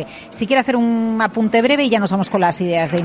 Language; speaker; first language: Spanish; native; Spanish